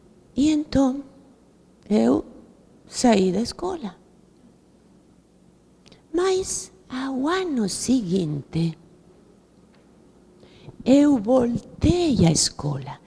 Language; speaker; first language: Portuguese; non-native, fluent; Spanish